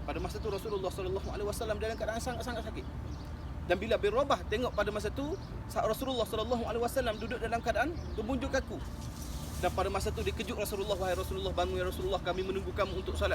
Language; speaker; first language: Malay; native; Malay